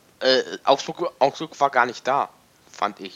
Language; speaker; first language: German; native; German